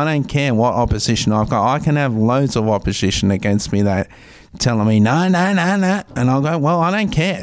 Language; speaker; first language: English; native; English